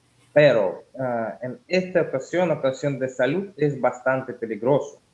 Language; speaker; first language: Spanish; non-native, learner; Russian